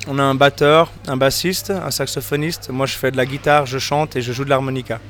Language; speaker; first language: French; native; French